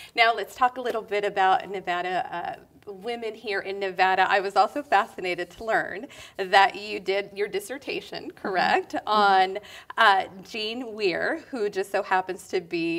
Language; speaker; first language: English; native; English